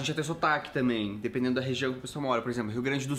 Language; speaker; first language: Portuguese; native; Portuguese